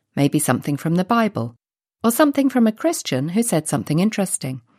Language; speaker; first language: English; native; English